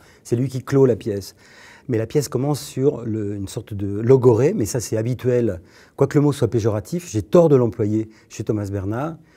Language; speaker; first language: French; native; French